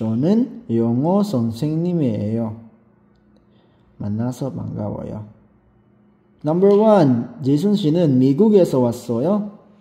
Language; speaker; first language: Korean; non-native, fluent; Filipino